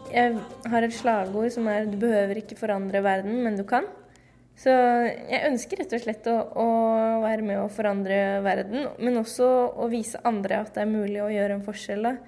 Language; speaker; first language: Norwegian; native; Norwegian